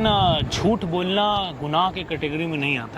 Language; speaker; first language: Hindi; native; Hindi